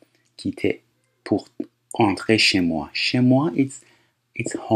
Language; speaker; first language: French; non-native, fluent; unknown